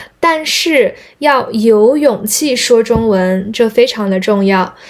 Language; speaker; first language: Chinese; native; Chinese